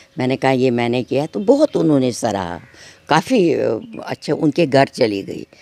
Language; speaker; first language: Urdu; non-native, local second language; Kashmiri